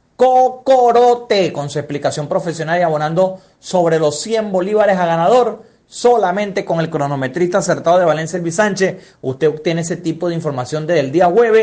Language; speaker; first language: Spanish; native; Spanish